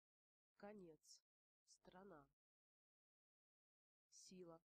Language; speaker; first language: Russian; non-native, learner; English